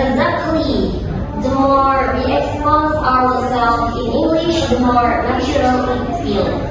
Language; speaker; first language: English; non-native, learner; Indonesian